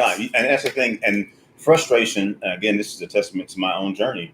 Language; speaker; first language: English; native; English